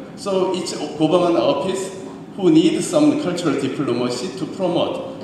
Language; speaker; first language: English; non-native, learner; Korean